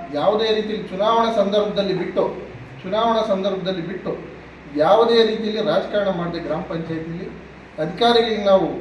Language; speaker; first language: Kannada; native; Kannada